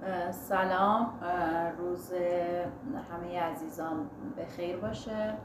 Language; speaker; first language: Persian; native; Persian